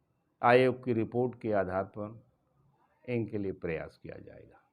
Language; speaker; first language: Hindi; native; Hindi